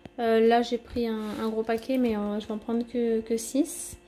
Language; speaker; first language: French; native; French